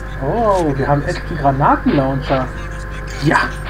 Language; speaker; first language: German; native; German